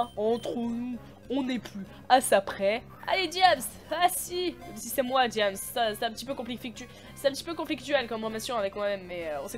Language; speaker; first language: French; native; French